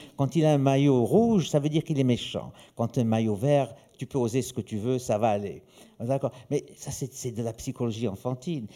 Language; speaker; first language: French; native; French